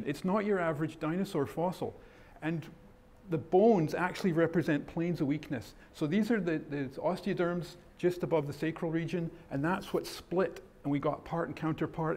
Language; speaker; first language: English; native; English